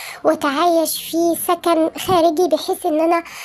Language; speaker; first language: Arabic; native; Arabic